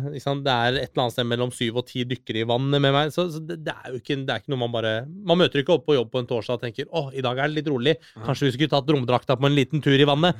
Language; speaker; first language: Norwegian; early bilingual, other home language; Persian